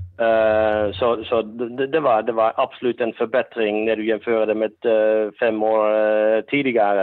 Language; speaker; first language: Swedish; non-native, fluent; Dutch